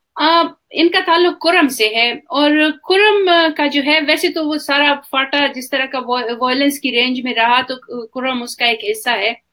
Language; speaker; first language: Urdu; non-native, local second language; Pashto